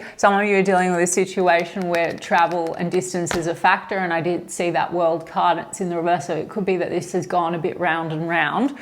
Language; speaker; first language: English; native; English